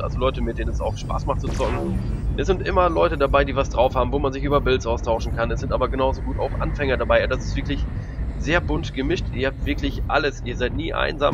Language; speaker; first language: German; native; German